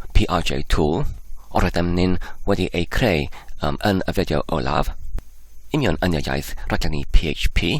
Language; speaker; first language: Welsh; non-native, learner; English